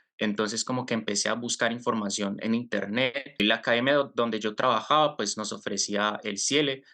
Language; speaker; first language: Spanish; non-native, fluent; Portuguese